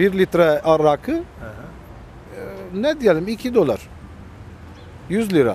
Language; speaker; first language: Turkish; early bilingual, heritage; Armenian